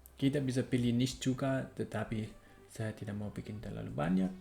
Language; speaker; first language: Indonesian; non-native, fluent; German